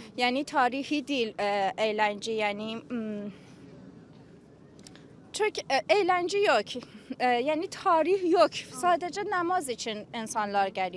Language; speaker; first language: Turkish; non-native, learner; Persian